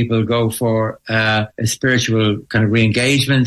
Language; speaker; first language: English; native; English